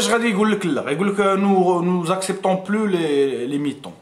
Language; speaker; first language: French; non-native, local second language; Arabic